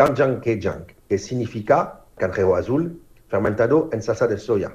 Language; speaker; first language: Spanish; non-native, fluent; French